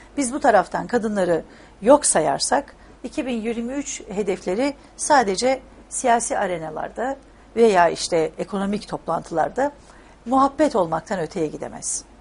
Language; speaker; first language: Turkish; native; Turkish